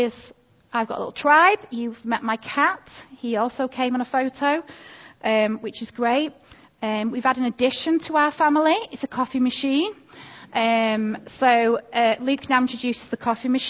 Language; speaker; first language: English; native; English